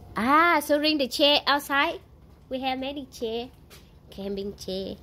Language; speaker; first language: English; non-native, learner; Vietnamese